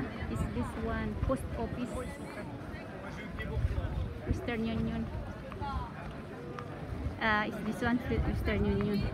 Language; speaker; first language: English; non-native, local second language; Filipino